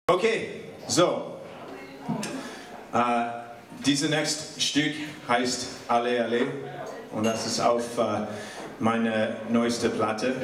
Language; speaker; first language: German; non-native, learner; English